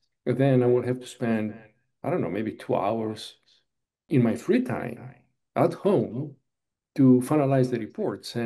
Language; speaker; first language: English; non-native, fluent; Greek